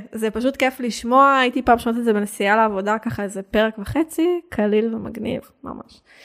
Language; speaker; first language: Hebrew; native; Hebrew